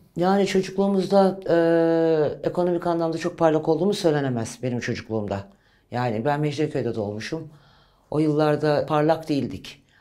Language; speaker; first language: Turkish; native; Turkish